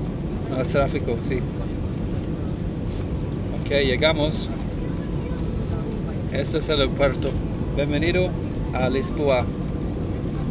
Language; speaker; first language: Spanish; non-native, learner; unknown